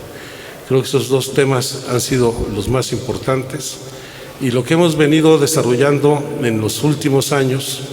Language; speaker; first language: Spanish; native; Spanish